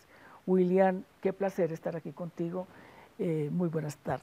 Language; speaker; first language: Spanish; native; Spanish